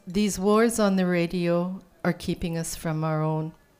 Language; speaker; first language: English; native; English